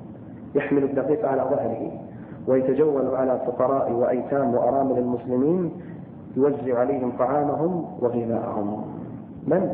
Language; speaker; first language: Arabic; native; Arabic